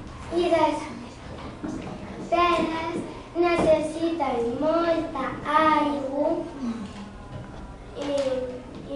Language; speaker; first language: Catalan; non-native, local second language; Spanish